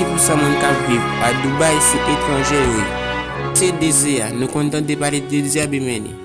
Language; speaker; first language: French; non-native, learner; Haitian Creole